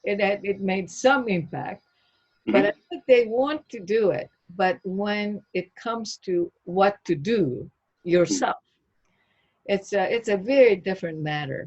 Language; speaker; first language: English; non-native, fluent; Japanese